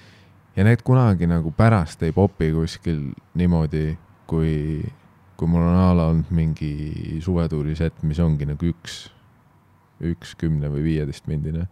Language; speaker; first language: Estonian; native; Estonian